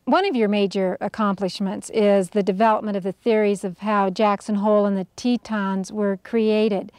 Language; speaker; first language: English; native; English